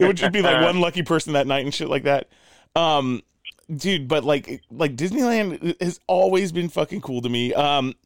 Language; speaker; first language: English; native; English